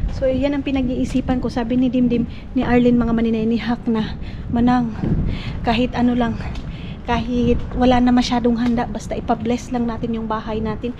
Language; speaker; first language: Filipino; non-native, local second language; Cebuano